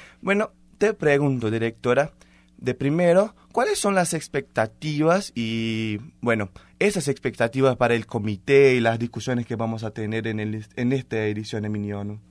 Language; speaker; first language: Spanish; non-native, fluent; Portuguese